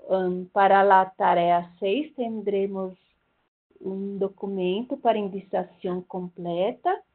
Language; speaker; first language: Spanish; non-native, fluent; Portuguese